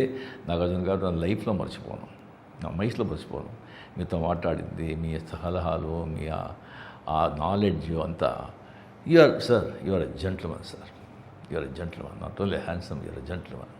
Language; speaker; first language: Telugu; non-native, fluent; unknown